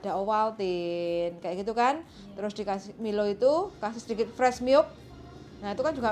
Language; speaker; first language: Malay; non-native, local second language; Javanese